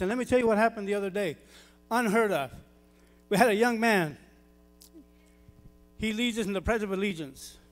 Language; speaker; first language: English; early bilingual, other home language; Spanish